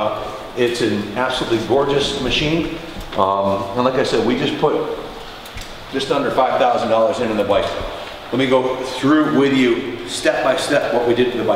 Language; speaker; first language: English; native; English